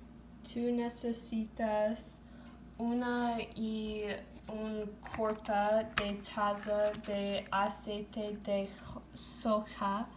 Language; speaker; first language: Spanish; non-native, learner; English